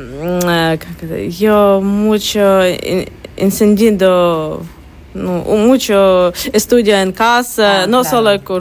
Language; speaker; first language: Spanish; non-native, learner; Ukrainian